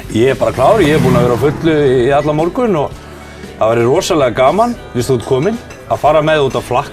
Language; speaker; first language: Icelandic; native; Icelandic